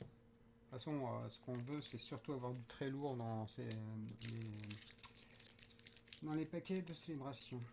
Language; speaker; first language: French; native; French